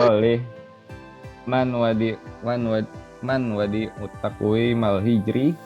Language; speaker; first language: Arabic; non-native, learner; Indonesian